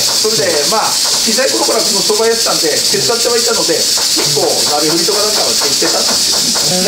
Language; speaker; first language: Japanese; native; Japanese